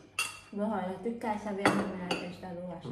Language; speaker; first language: Vietnamese; native; Vietnamese